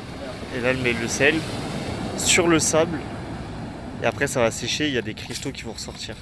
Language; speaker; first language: French; native; French